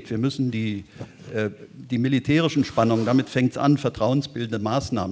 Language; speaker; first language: German; native; German